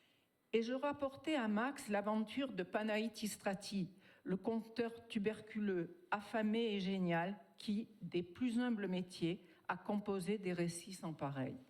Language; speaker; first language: French; native; French